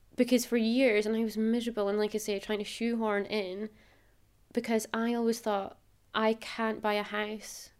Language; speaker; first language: English; native; English